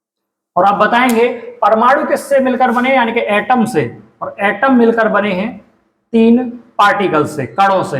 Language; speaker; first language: Hindi; native; Hindi